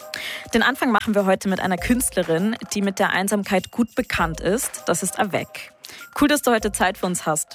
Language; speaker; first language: German; native; German